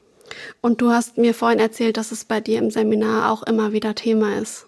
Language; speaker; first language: German; native; German